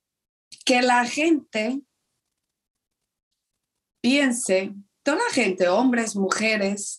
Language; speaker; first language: Spanish; non-native, fluent; Portuguese